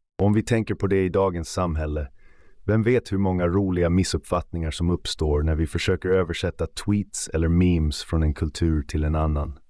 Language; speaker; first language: Swedish; native; Swedish